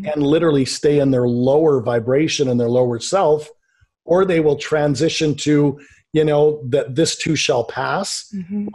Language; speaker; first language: English; native; English